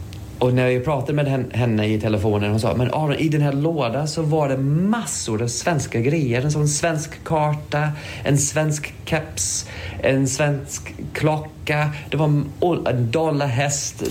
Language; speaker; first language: Swedish; non-native, fluent; English